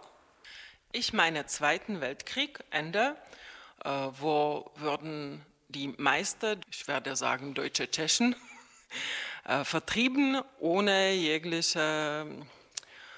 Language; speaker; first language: German; non-native, fluent; Czech